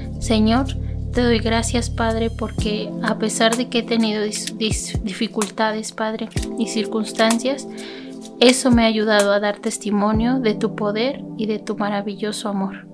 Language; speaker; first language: Spanish; native; Spanish